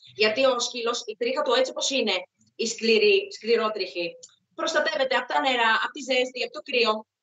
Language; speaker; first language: Greek; non-native, fluent; Czech